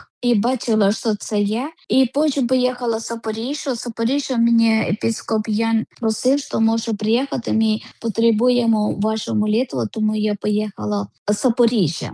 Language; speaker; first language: Ukrainian; non-native, learner; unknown